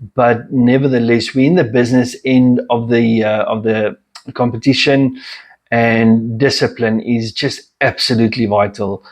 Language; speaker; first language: English; non-native, local second language; Afrikaans